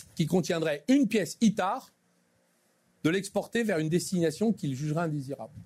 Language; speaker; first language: French; native; French